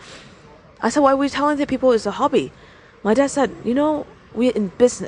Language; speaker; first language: English; non-native, local second language; Cantonese